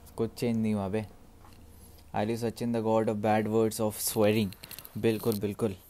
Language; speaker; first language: Hindi; native; Hindi